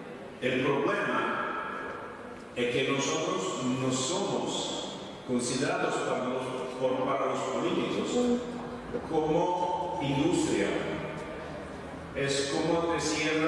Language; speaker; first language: Spanish; non-native, fluent; Italian